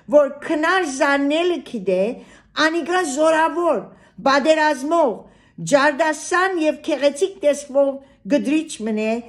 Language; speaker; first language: Armenian; early bilingual, heritage; Armenian